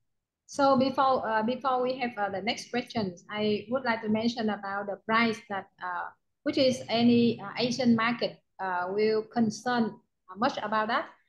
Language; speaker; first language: English; non-native, learner; Vietnamese